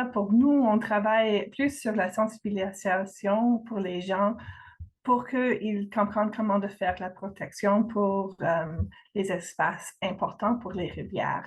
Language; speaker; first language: French; non-native, fluent; English